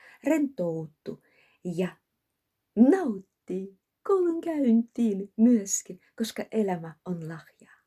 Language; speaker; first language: Finnish; non-native, learner; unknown